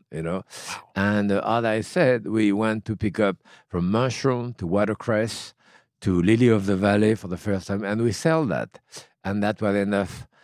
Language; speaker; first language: English; non-native, fluent; French